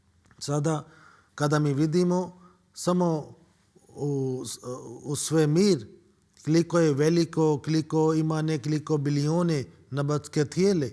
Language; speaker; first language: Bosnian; non-native, learner; Urdu